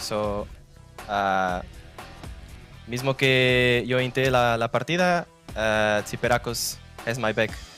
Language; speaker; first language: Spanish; non-native, learner; Portuguese